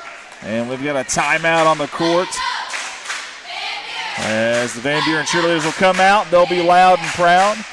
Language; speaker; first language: English; native; English